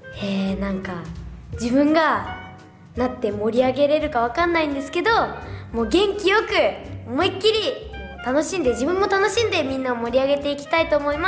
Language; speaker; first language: Japanese; native; Japanese